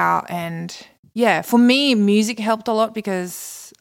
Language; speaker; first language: English; non-native, local second language; Korean